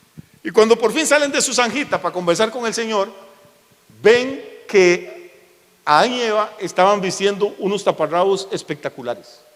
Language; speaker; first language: Spanish; native; Spanish